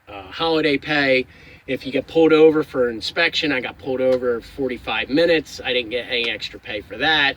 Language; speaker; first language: English; native; English